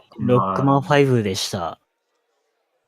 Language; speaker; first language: Japanese; native; Japanese